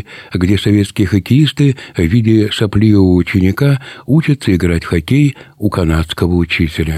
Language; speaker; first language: Russian; native; Russian